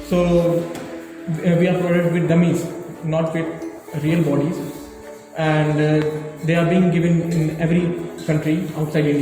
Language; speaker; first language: English; non-native, local second language; Gujarati